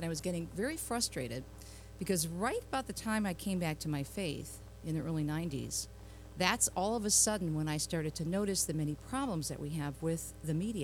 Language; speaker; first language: English; native; English